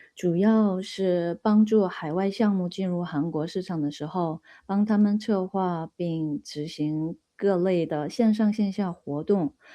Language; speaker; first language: Chinese; non-native, fluent; Korean